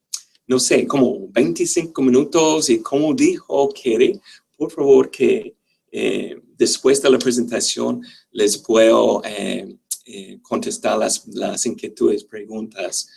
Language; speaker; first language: Spanish; non-native, fluent; English